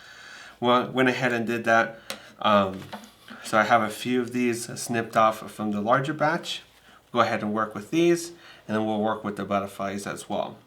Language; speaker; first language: English; native; English